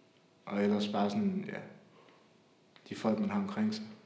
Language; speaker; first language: Danish; native; Danish